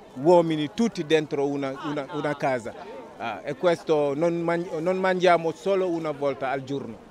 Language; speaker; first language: Italian; non-native, learner; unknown